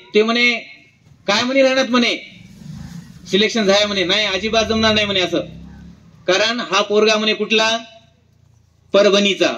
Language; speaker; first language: Marathi; non-native, local second language; Urdu